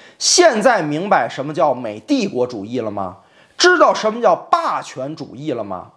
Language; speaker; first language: Chinese; native; Chinese